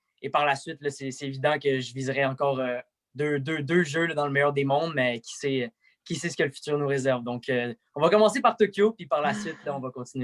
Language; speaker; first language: French; native; French